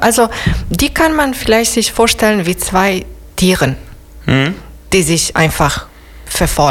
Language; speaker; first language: German; non-native, fluent; Serbian